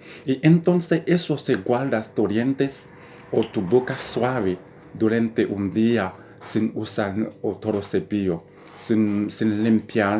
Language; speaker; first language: Spanish; non-native, learner; Haitian Creole